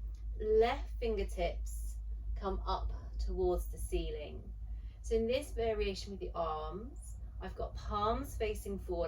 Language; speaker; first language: English; native; English